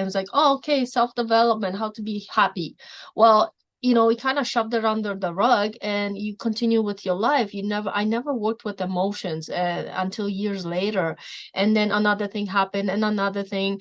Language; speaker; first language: English; non-native, fluent; Polish